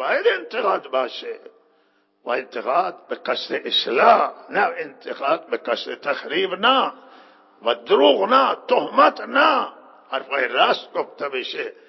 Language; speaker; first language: Persian; non-native, local second language; Baluchi